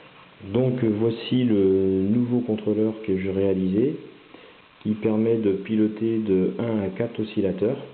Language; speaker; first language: French; native; French